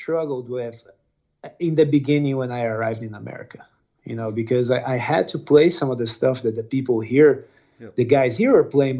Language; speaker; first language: English; non-native, fluent; Portuguese